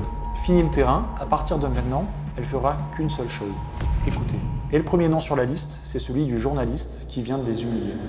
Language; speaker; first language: French; native; French